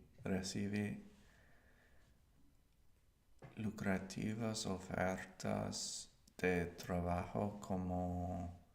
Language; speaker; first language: Spanish; non-native, learner; English